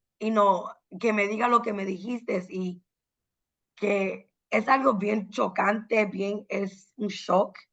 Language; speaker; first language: Spanish; early bilingual, heritage; Spanish